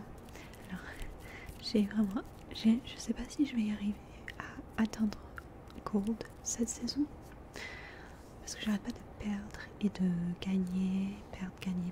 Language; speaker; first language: French; early bilingual, heritage; French